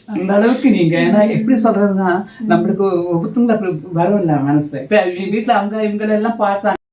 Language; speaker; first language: Tamil; non-native, local second language; Malayalam